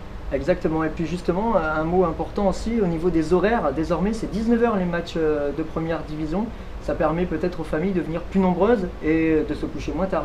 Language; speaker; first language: French; native; French